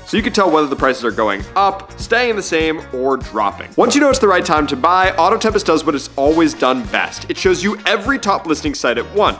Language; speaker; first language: English; native; English